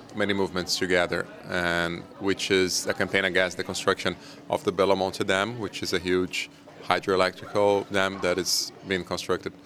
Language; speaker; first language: English; non-native, fluent; Portuguese